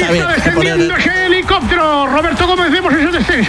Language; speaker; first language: Spanish; native; Spanish